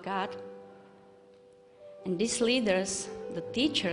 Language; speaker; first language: English; non-native, learner; Czech